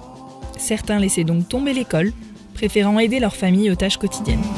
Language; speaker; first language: French; native; French